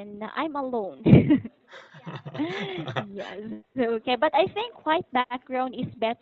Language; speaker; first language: English; non-native, local second language; Filipino